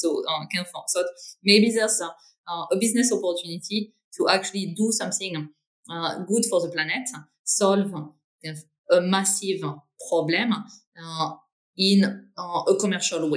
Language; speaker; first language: English; non-native, fluent; French